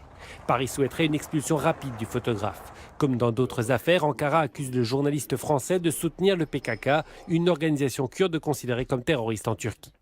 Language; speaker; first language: French; native; French